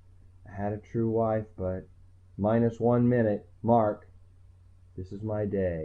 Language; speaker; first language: English; native; English